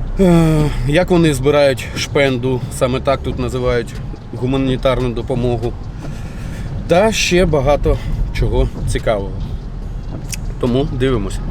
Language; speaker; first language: Ukrainian; native; Ukrainian